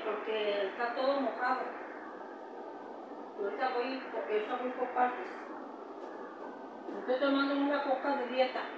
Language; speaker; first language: Spanish; native; Spanish